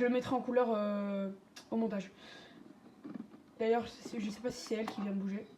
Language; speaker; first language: French; native; French